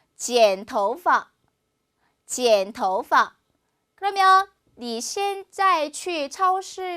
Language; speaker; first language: Chinese; non-native, fluent; Korean